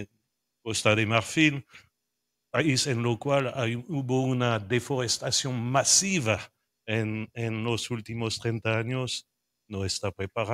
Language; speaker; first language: Spanish; non-native, learner; French